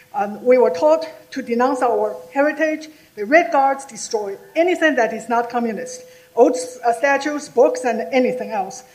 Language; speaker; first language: English; non-native, fluent; Chinese